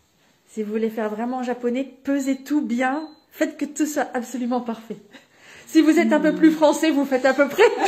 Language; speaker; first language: French; native; French